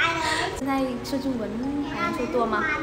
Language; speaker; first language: Chinese; non-native, fluent; Vietnamese